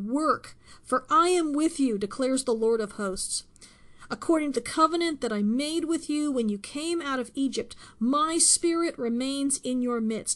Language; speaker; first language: English; native; English